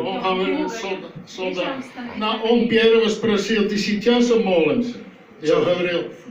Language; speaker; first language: Russian; non-native, learner; Dutch